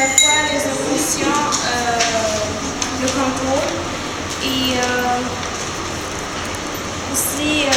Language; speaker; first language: French; non-native, learner; Arabic